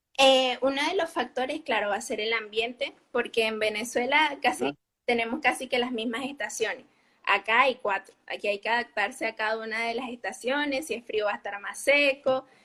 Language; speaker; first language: Spanish; native; Spanish